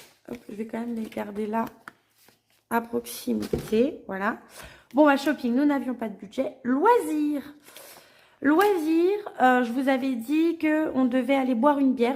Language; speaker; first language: French; native; French